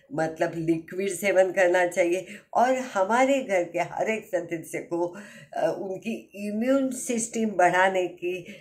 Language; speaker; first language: Hindi; non-native, local second language; Marathi